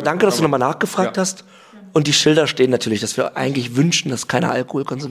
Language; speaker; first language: German; native; German